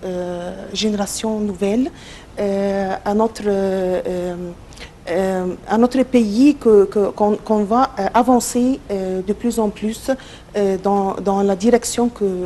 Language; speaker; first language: French; non-native, local second language; Arabic